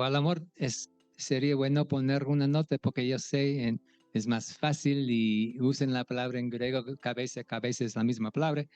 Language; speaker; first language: Spanish; non-native, fluent; English